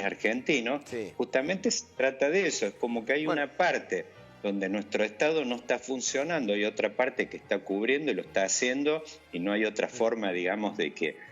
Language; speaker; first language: Spanish; native; Spanish